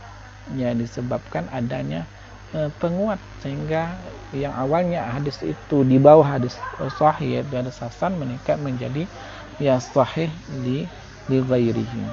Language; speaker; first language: Indonesian; native; Indonesian